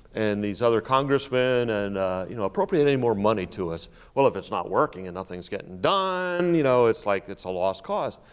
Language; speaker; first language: English; native; English